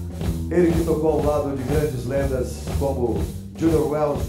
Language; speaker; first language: Portuguese; native; Portuguese